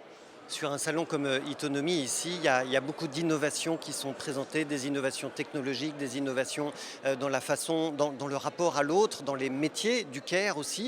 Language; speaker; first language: French; native; French